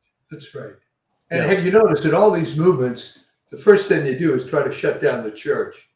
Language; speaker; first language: English; native; English